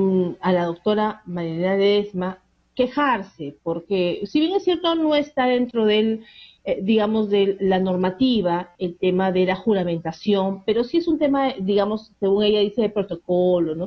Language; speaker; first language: Spanish; native; Spanish